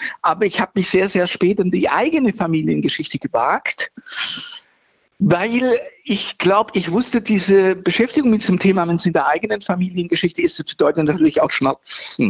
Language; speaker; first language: German; native; German